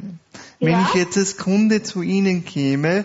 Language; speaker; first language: German; native; German